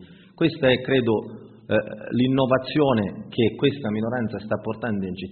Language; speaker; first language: Italian; native; Italian